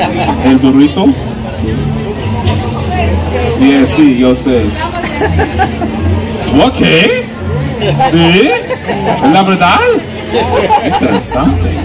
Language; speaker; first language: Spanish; non-native, learner; English